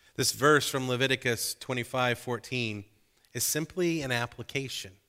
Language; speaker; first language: English; native; English